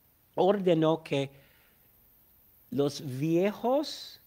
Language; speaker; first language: Spanish; non-native, fluent; English